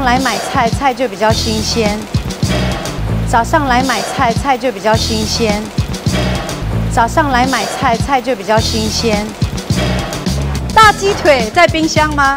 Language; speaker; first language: Chinese; native; Chinese